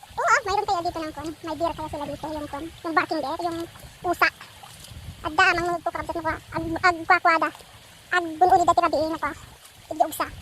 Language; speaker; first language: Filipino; non-native, local second language; Iloko